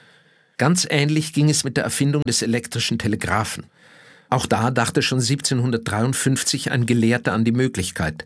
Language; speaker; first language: German; native; German